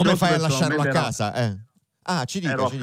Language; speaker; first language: Italian; native; Italian